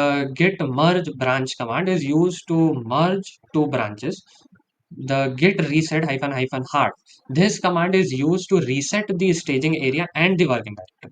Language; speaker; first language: English; non-native, local second language; Hindi